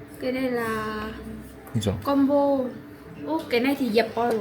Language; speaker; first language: Korean; non-native, learner; Vietnamese